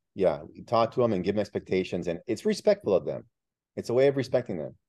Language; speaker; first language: English; early bilingual, other home language; Spanish